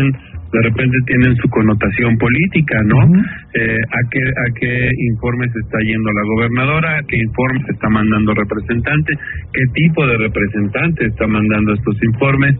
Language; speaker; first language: Spanish; native; Spanish